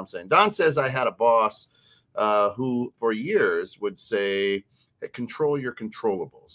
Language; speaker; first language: English; native; English